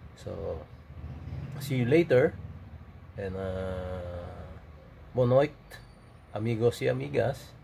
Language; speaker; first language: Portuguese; non-native, learner; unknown